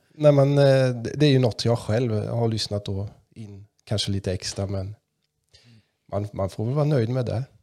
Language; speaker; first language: Swedish; non-native, local second language; German